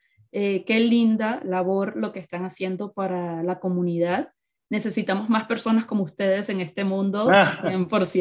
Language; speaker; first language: Spanish; native; Spanish